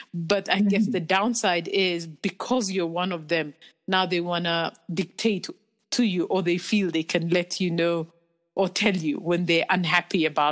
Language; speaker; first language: English; non-native, local second language; Somali